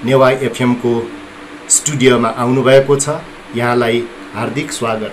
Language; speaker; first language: Nepali; non-native, local second language; Newari